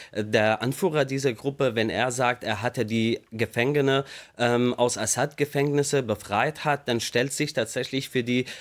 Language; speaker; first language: German; non-native, fluent; Arabic